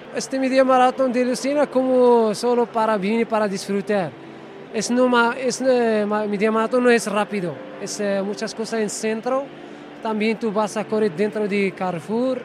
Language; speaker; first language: Spanish; non-native, learner; Arabic